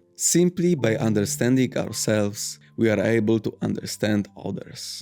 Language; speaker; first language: English; non-native, fluent; Polish